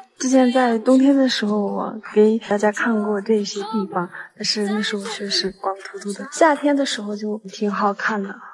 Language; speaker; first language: Chinese; non-native, local second language; Tibetan